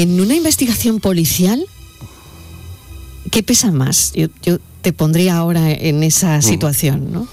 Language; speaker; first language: Spanish; native; Spanish